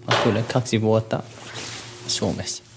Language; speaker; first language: Finnish; non-native, learner; Kurdish